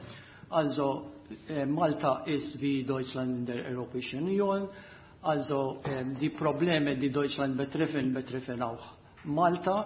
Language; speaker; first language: German; non-native, fluent; Maltese